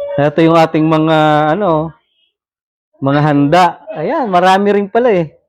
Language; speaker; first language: Filipino; native; Filipino